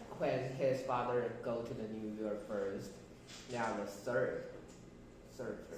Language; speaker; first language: English; non-native, learner; Chinese